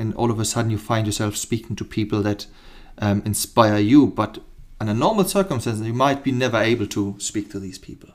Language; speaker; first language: English; non-native, fluent; German